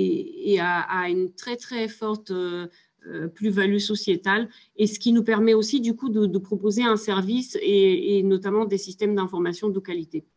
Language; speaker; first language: French; native; French